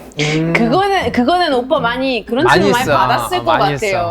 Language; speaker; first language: Korean; non-native, fluent; Arabic